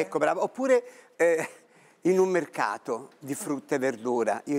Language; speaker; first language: Italian; native; Italian